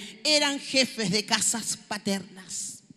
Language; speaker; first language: Spanish; native; Spanish